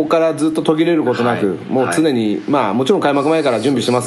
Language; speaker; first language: Japanese; native; Japanese